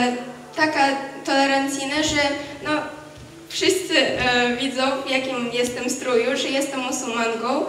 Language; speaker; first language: Polish; non-native, fluent; Crimean Tatar